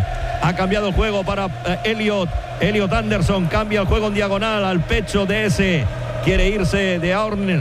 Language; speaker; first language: Spanish; native; Spanish